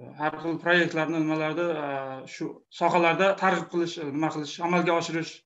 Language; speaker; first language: Uzbek; non-native, local second language; Kara-Kalpak